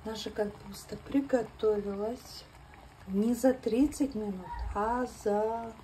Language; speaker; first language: Russian; non-native, local second language; Kazakh